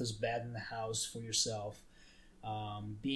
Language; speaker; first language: English; non-native, fluent; Tajik